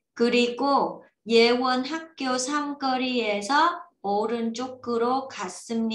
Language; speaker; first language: Korean; non-native, learner; Vietnamese